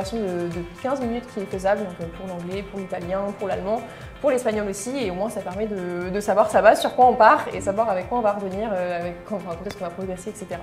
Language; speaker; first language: French; native; French